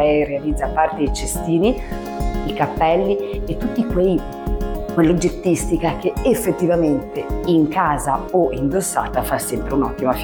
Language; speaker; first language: Italian; native; Italian